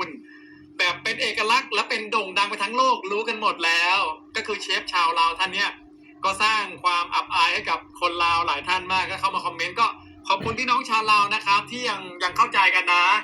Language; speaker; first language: Thai; native; Thai